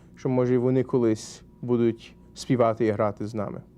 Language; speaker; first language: Ukrainian; early bilingual, heritage; Ukrainian